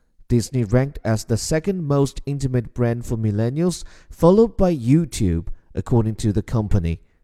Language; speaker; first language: English; non-native, fluent; Chinese